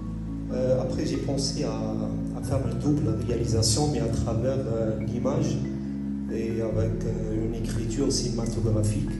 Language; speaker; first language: French; non-native, local second language; Arabic